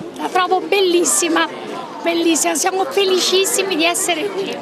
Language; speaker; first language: Italian; native; Italian